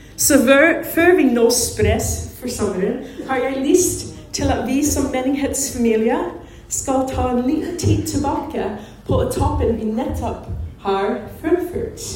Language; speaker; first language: Norwegian; non-native, fluent; English